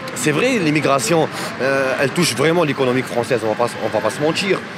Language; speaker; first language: French; native; French